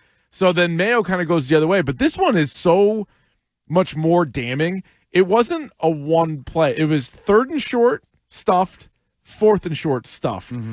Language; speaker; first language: English; native; English